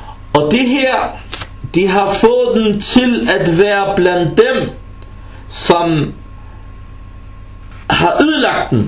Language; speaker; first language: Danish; early bilingual, other home language; Arabic